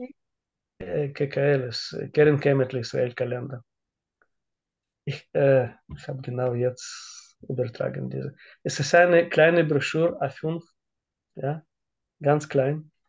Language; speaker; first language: German; non-native, learner; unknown